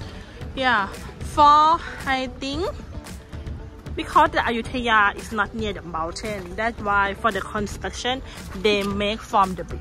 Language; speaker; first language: English; non-native, learner; Thai